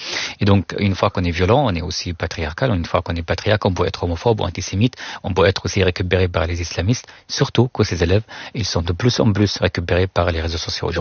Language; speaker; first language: French; non-native, fluent; Arabic